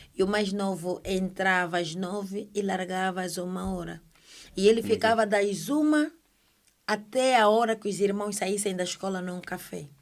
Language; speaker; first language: Portuguese; native; Portuguese